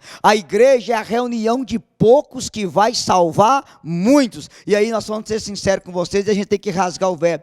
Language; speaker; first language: Portuguese; native; Portuguese